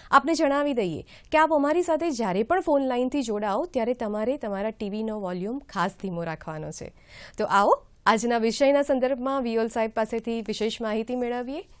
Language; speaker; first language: Gujarati; native; Gujarati